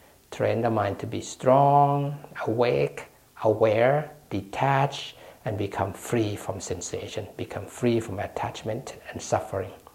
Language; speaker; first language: English; non-native, fluent; Thai